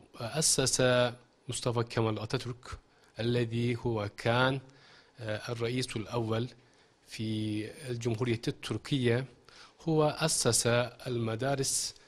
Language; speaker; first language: Arabic; non-native, fluent; Turkish